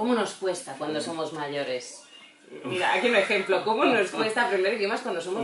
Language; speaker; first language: Spanish; native; Spanish